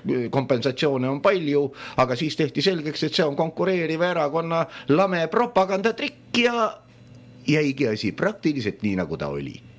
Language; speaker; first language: Estonian; native; Estonian